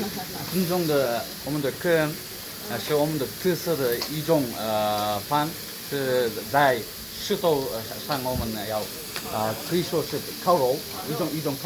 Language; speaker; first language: Chinese; non-native, learner; Kyrgyz